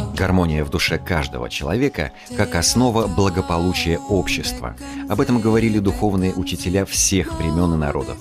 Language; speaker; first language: Russian; native; Russian